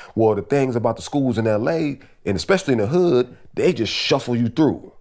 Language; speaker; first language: English; native; English